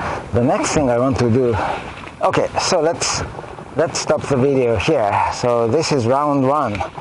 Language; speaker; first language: English; non-native, fluent; Japanese